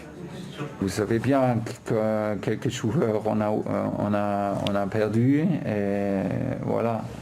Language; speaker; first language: French; non-native, fluent; German